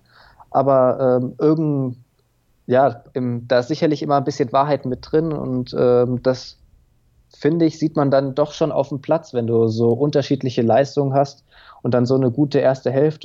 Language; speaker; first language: German; native; German